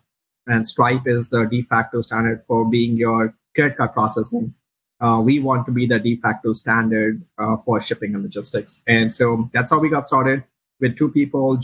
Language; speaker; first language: English; non-native, local second language; Hindi